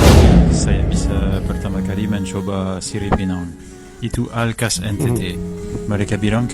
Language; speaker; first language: Indonesian; non-native, fluent; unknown